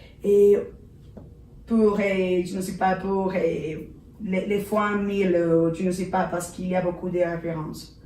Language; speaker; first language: French; non-native, learner; Spanish